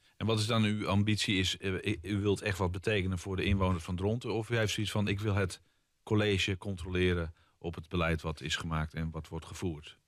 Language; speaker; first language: Dutch; native; Dutch